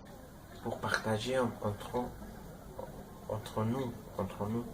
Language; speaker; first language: French; non-native, learner; Spanish